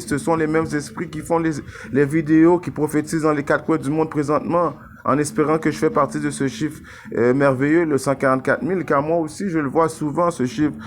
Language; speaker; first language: French; native; French